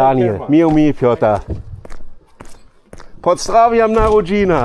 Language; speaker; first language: Polish; non-native, learner; German